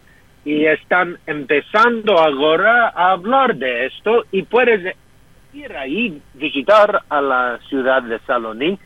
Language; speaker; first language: Spanish; non-native, fluent; English